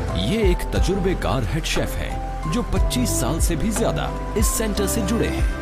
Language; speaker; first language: Hindi; native; Hindi